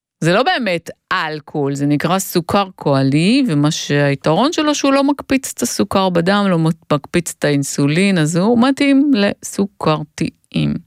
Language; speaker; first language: Hebrew; native; Hebrew